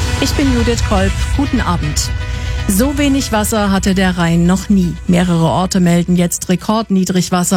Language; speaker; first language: German; native; German